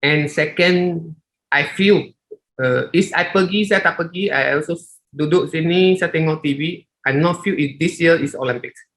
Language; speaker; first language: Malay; non-native, local second language; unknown